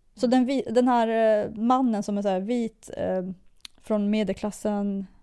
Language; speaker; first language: Swedish; early bilingual, other home language; Persian